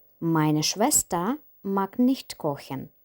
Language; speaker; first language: German; non-native, fluent; Ukrainian